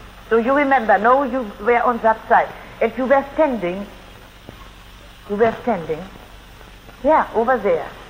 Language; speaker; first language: English; non-native, fluent; German